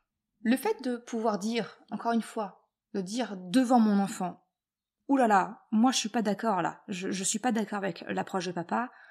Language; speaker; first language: French; native; French